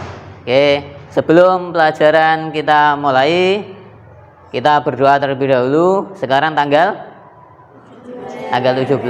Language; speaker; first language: Indonesian; native; Indonesian